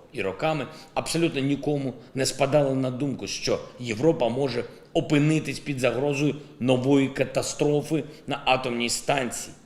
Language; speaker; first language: Ukrainian; non-native, local second language; Russian